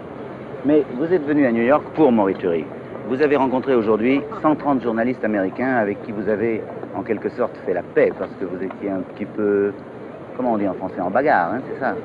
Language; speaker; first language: French; native; French